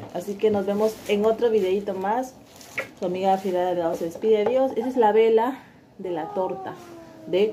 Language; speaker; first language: Spanish; native; Spanish